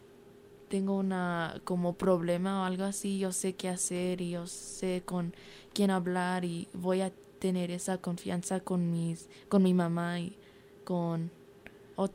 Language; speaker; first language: Spanish; early bilingual, heritage; Spanish